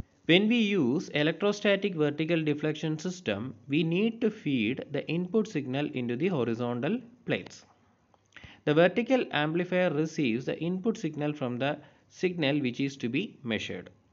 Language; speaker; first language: English; non-native, local second language; Malayalam